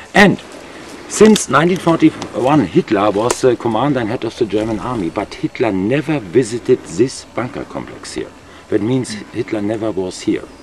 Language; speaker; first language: English; non-native, fluent; German